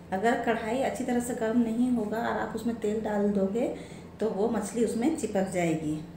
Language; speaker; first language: Hindi; non-native, local second language; Bangla